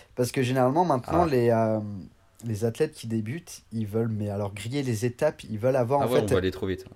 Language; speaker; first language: French; native; French